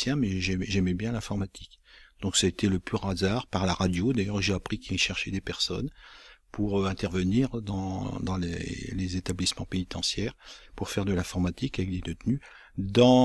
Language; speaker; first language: French; native; French